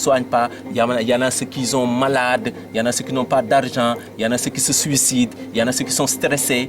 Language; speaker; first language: French; non-native, local second language; Wolof